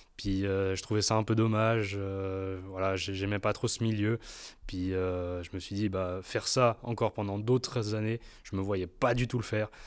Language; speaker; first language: French; native; French